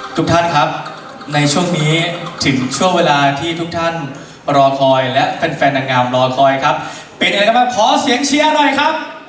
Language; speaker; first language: Thai; native; Thai